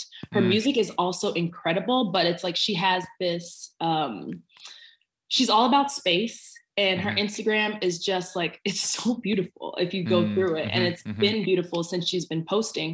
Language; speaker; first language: English; native; English